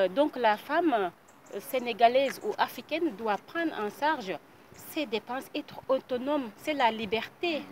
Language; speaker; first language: French; non-native, local second language; Wolof